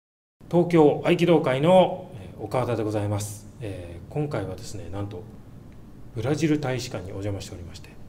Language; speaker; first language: Japanese; native; Japanese